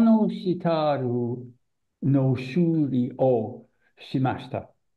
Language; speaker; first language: Japanese; non-native, learner; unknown